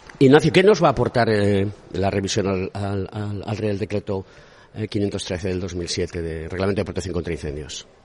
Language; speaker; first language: Spanish; native; Spanish